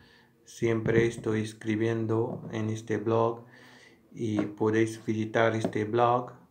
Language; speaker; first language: Spanish; non-native, learner; Hindi